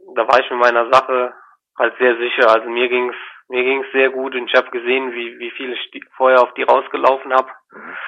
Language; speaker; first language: German; native; German